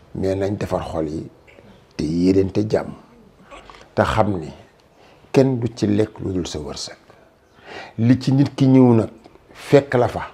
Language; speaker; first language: French; non-native, local second language; Wolof